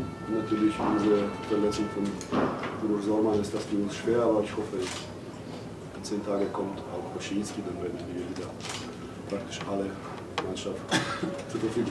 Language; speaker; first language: German; non-native, fluent; Polish